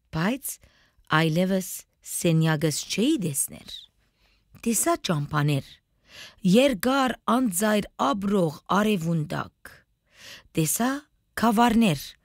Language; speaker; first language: Armenian; native; Armenian